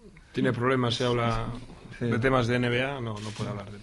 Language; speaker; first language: Spanish; native; Spanish